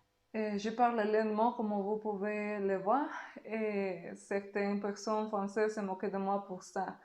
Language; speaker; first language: French; non-native, learner; Spanish